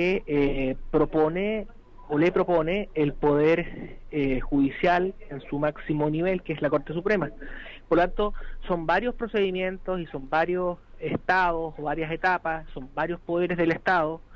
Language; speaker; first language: Spanish; native; Spanish